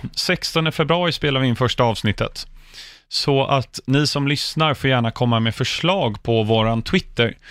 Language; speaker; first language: Swedish; early bilingual, other home language; English